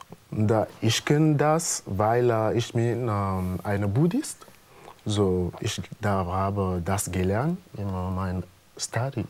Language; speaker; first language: German; non-native, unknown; French